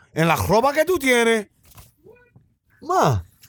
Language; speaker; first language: Spanish; early bilingual, other home language; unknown